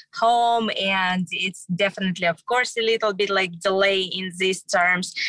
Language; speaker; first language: English; non-native, learner; Russian